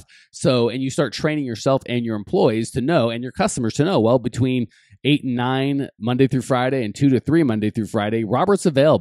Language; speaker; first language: English; native; English